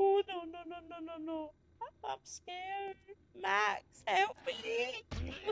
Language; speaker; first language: English; native; English